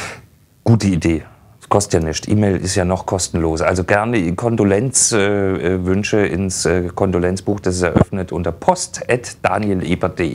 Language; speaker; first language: German; native; German